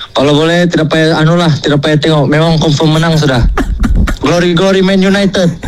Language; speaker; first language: Malay; native; Malay